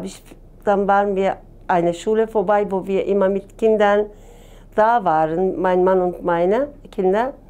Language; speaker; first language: German; non-native, learner; Turkish